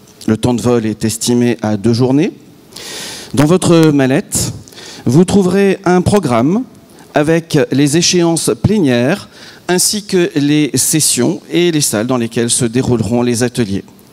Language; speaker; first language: French; native; French